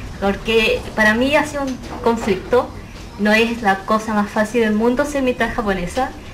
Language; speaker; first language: Spanish; native; Spanish